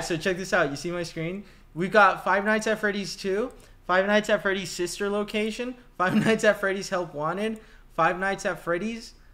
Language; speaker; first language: English; early bilingual, other home language; Spanish